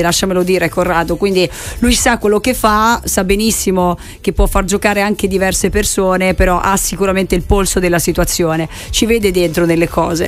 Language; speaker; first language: Italian; native; Italian